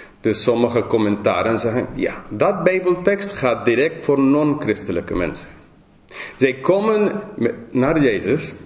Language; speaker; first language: Dutch; non-native, fluent; English